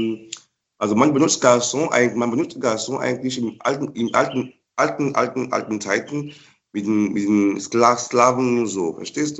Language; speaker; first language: German; non-native, fluent; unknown